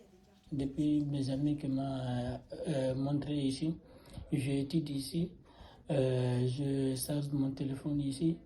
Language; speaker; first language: French; non-native, learner; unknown